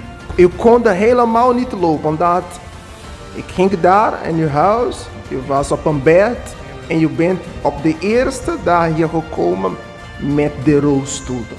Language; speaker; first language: Dutch; non-native, fluent; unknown